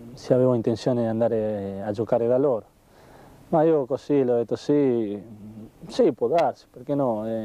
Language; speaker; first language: Italian; non-native, fluent; Spanish